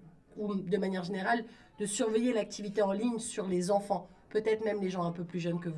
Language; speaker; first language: French; native; French